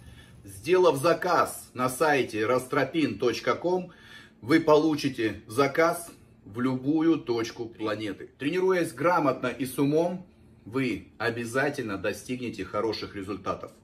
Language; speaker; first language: Russian; native; Russian